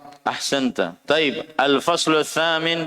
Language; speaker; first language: Arabic; non-native, fluent; Indonesian